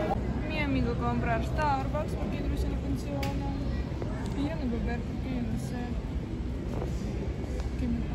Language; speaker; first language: Spanish; non-native, learner; Russian